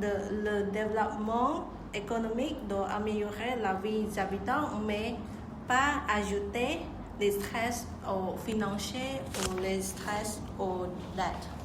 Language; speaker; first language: French; non-native, learner; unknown